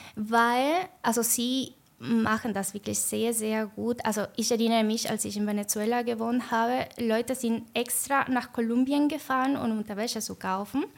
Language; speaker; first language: German; non-native, learner; Spanish